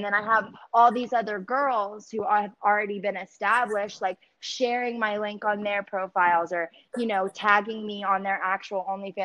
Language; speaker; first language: English; native; English